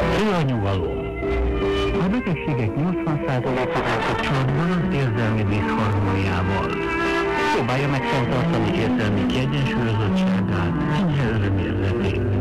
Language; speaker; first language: Hungarian; non-native, fluent; Chinese